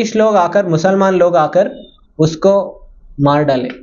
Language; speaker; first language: Hindi; non-native, local second language; Kannada